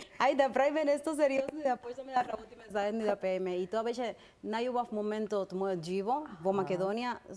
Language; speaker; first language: Macedonian; non-native, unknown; Spanish